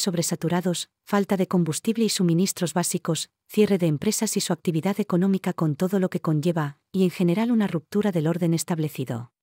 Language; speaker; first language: Spanish; native; Spanish